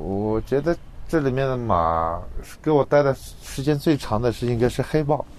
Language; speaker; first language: Chinese; non-native, local second language; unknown